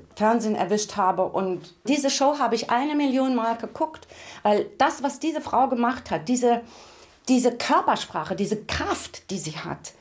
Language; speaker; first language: German; native; German